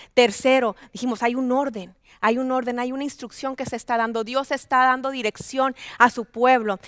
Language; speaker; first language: Spanish; native; Spanish